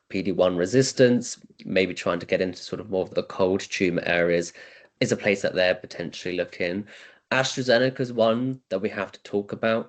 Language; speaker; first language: English; native; English